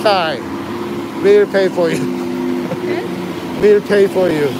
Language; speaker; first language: English; non-native, learner; Korean